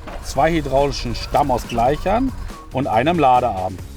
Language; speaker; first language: German; native; German